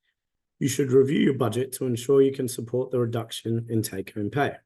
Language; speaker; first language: English; native; English